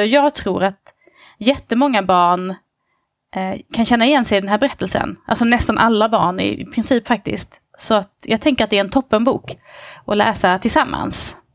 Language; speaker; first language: Swedish; native; Swedish